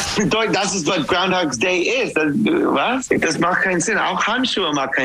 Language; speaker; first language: German; non-native, learner; English